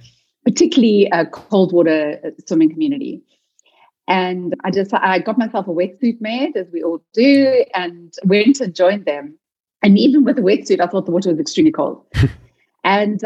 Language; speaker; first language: English; native; English